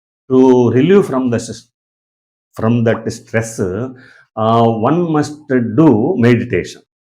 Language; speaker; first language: English; non-native, local second language; Telugu